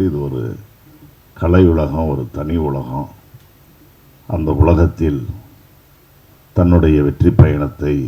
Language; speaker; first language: Tamil; native; Tamil